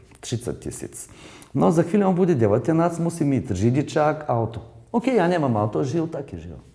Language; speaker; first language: Czech; non-native, learner; Bulgarian